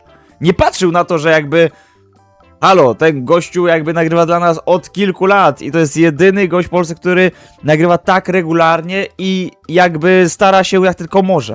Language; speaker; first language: Polish; native; Polish